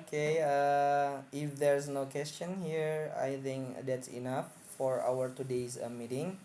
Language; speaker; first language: English; non-native, fluent; Indonesian